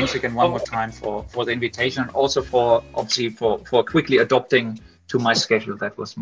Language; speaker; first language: English; non-native, fluent; German